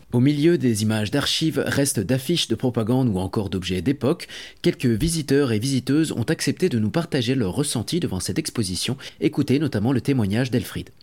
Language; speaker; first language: French; native; French